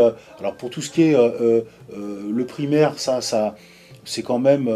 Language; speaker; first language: French; native; French